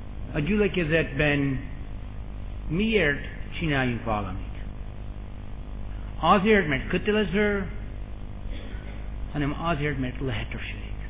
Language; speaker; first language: Hungarian; non-native, fluent; English